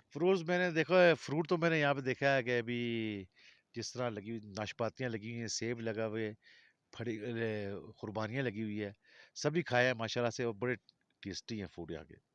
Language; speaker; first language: Urdu; non-native, local second language; Balti